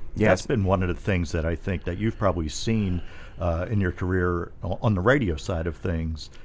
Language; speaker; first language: English; native; English